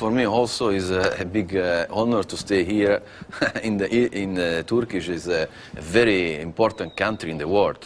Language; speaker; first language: English; non-native, learner; Italian